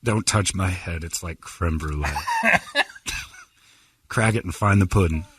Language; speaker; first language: English; native; English